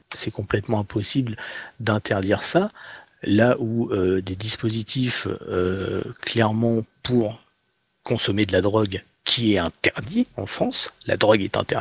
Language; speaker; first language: French; native; French